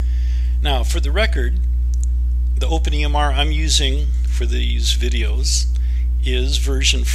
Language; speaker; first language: English; native; English